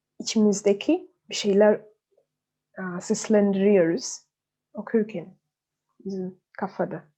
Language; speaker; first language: Turkish; non-native, learner; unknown